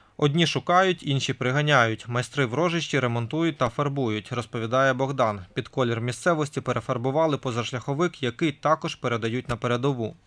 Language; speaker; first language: Ukrainian; native; Ukrainian